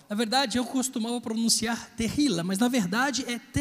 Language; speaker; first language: Portuguese; native; Portuguese